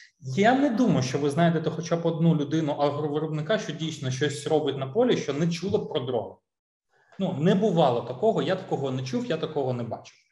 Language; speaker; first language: Ukrainian; non-native, local second language; Russian